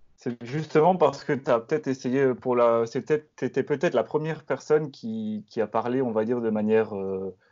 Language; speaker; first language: French; native; French